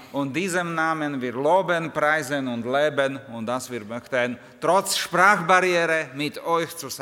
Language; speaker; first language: German; non-native, learner; Slovak